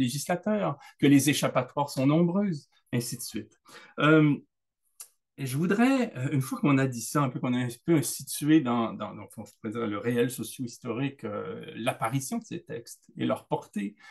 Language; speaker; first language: French; native; French